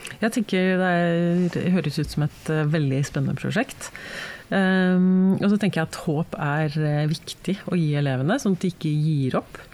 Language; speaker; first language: Norwegian; native; Norwegian